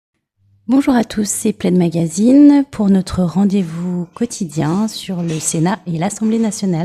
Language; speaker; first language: French; native; French